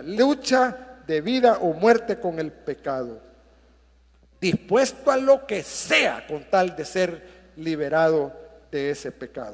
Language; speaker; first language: Spanish; native; Spanish